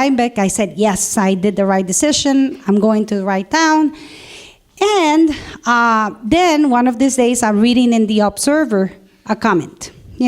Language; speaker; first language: English; non-native, fluent; Spanish